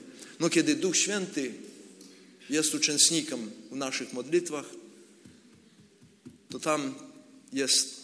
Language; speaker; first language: Polish; non-native, learner; Ukrainian